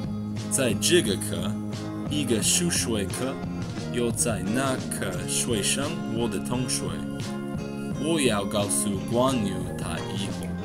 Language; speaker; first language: Chinese; non-native, learner; English